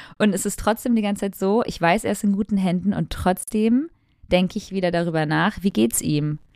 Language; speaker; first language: German; early bilingual, other home language; Albanian